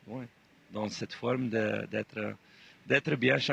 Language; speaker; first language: French; non-native, fluent; Dutch